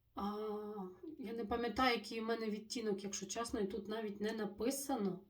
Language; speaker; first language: Ukrainian; non-native, local second language; Russian